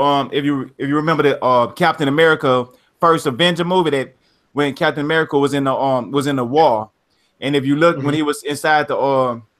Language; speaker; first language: English; native; English